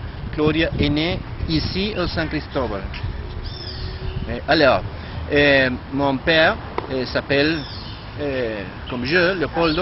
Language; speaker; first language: French; non-native, learner; Spanish